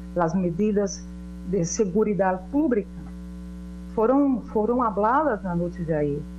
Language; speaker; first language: Spanish; non-native, learner; Portuguese